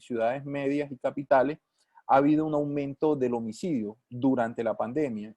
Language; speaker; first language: Spanish; native; Spanish